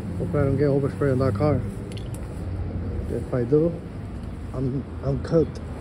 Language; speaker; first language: English; early bilingual, other home language; Spanish